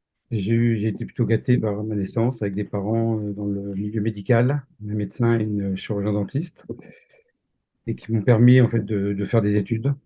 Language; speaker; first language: French; native; French